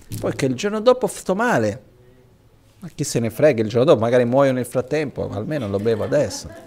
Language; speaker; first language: Italian; non-native, fluent; Portuguese